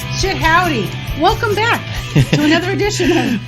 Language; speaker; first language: English; native; English